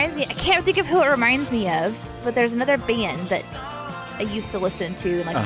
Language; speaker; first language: English; native; English